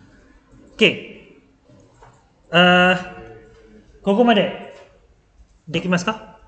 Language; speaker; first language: Japanese; non-native, fluent; Malay